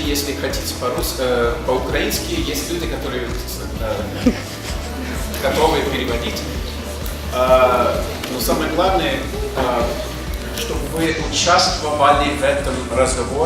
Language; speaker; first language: Russian; non-native, fluent; English